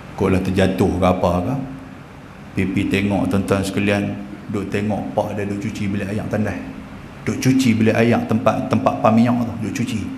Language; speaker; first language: Malay; native; Malay